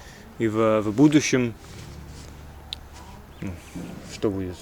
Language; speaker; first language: Russian; non-native, learner; English